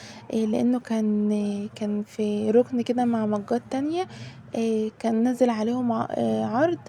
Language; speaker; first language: Arabic; native; Arabic